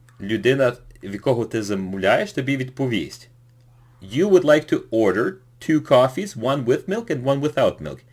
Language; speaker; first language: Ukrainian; early bilingual, heritage; English